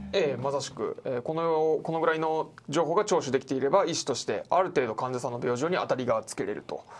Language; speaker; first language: Japanese; native; Japanese